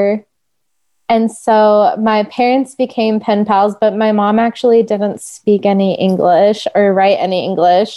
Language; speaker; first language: English; native; English